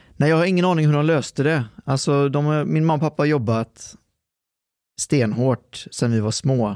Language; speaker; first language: Swedish; early bilingual, other home language; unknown